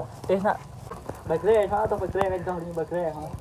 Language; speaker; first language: Vietnamese; native; Vietnamese